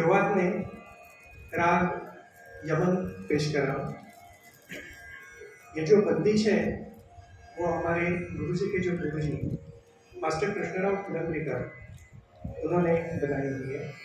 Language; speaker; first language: Hindi; non-native, local second language; Marathi